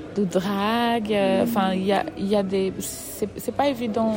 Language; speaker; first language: French; non-native, fluent; Portuguese